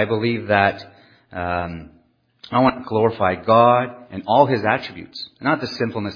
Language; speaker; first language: English; non-native, fluent; French